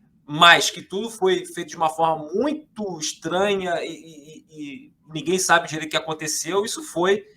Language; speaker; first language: Portuguese; native; Portuguese